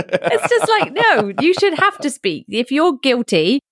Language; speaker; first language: English; native; English